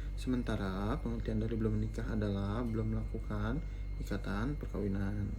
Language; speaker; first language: Indonesian; native; Indonesian